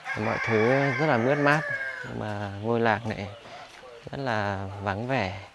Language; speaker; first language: Vietnamese; native; Vietnamese